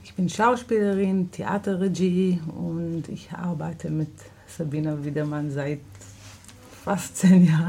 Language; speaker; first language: German; non-native, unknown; Hebrew